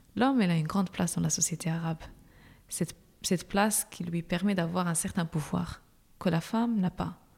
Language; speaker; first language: French; non-native, local second language; Arabic